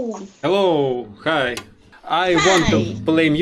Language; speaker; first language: English; non-native, learner; Russian